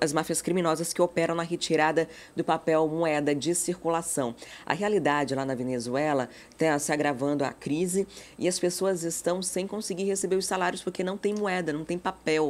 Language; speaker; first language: Portuguese; native; Portuguese